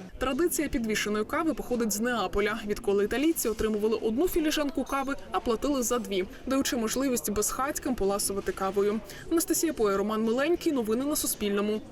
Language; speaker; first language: Ukrainian; native; Ukrainian